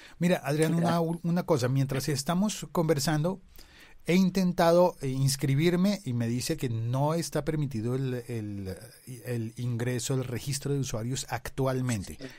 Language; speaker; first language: Spanish; native; Spanish